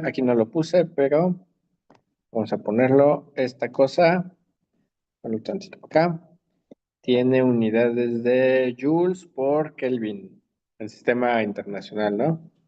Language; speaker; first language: Spanish; native; Spanish